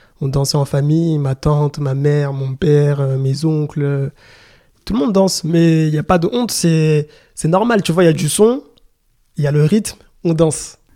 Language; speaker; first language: French; early bilingual, other home language; Lingala